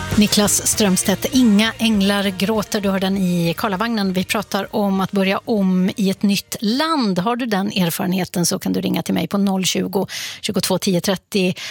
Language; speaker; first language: Swedish; early bilingual, other home language; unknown